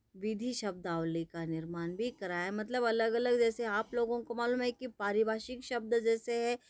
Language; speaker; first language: Hindi; non-native, local second language; Marathi